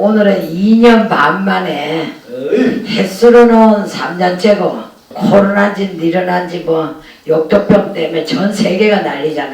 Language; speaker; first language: Korean; native; Korean